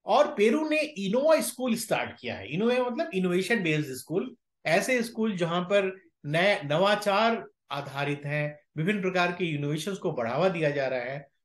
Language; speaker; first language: Hindi; native; Hindi